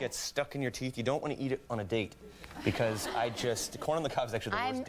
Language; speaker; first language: English; native; English